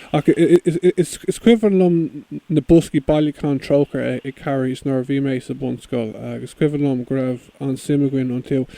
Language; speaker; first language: Irish; non-native, local second language; English